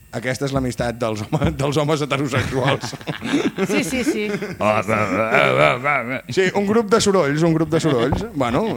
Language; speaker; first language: Catalan; non-native, local second language; Spanish